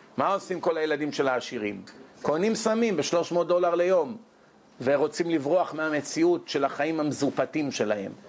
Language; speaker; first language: Hebrew; native; Hebrew